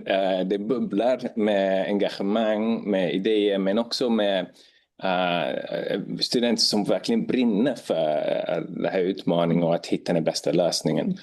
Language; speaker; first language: Swedish; non-native, fluent; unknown